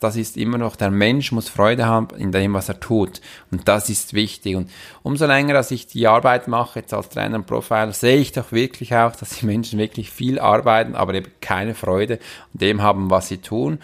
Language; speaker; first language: German; native; German